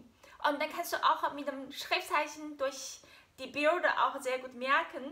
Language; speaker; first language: German; non-native, fluent; Chinese